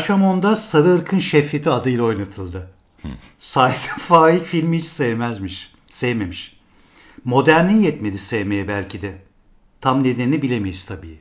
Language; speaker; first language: Turkish; native; Turkish